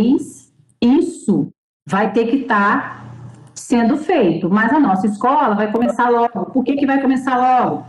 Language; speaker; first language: Portuguese; native; Portuguese